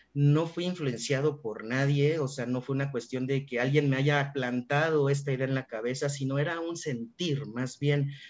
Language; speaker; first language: Spanish; native; Spanish